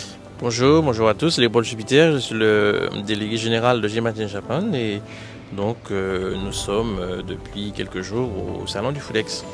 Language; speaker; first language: French; native; French